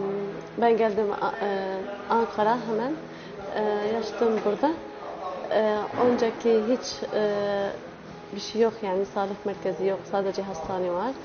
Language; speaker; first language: Turkish; non-native, learner; Arabic